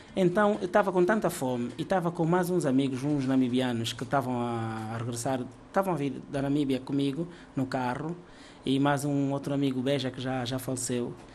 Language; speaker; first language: Portuguese; native; Portuguese